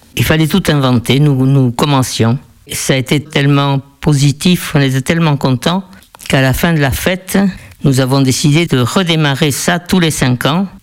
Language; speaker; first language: French; early bilingual, other home language; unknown